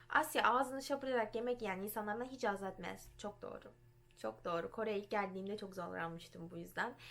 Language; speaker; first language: Turkish; early bilingual, heritage; Turkish